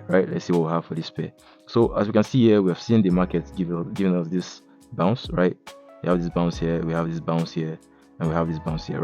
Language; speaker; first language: English; native; English